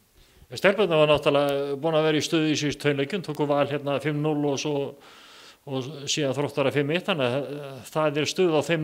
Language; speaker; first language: Icelandic; native; Icelandic